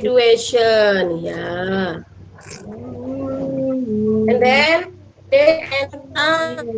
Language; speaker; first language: English; non-native, fluent; Indonesian